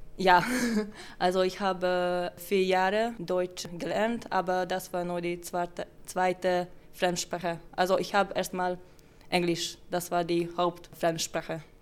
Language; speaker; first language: German; non-native, learner; Hungarian